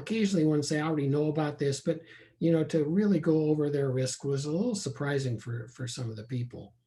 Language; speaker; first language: English; native; English